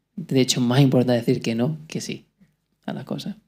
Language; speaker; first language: Spanish; native; Spanish